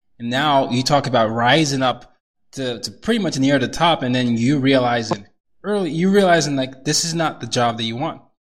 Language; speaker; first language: English; non-native, local second language; Yoruba